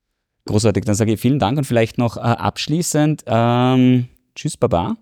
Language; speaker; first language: German; native; German